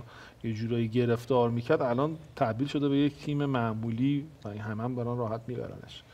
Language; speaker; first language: Persian; native; Persian